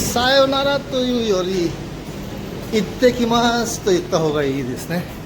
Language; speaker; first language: Japanese; non-native, fluent; Urdu